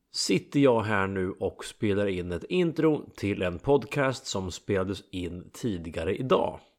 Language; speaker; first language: Swedish; native; Swedish